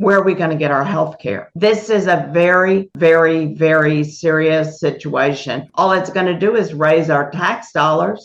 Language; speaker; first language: English; native; English